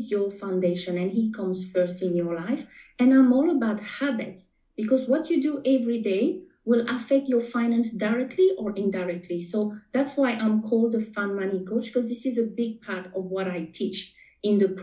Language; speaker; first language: English; non-native, fluent; French